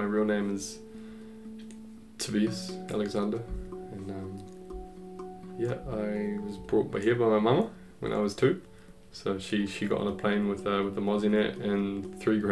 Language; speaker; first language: English; native; English